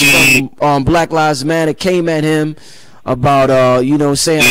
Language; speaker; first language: English; native; English